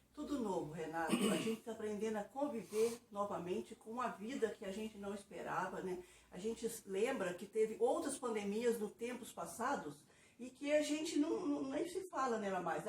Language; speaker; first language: Portuguese; native; Portuguese